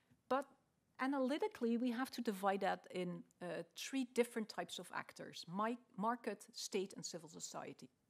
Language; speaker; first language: English; non-native, fluent; Dutch